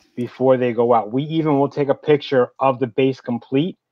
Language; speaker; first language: English; native; English